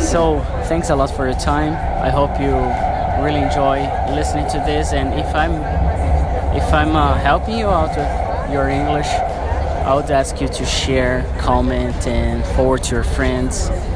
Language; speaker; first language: English; non-native, fluent; Portuguese